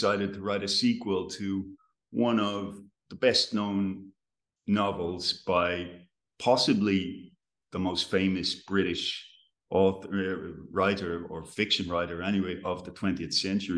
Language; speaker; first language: English; native; English